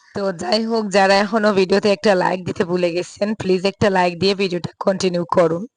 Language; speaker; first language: Bangla; native; Bangla